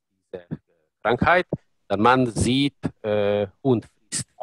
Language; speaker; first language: German; non-native, learner; Hungarian